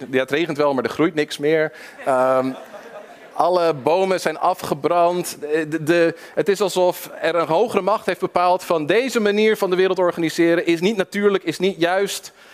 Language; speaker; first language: Dutch; early bilingual, other home language; English